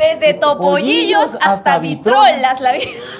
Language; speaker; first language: Spanish; native; Spanish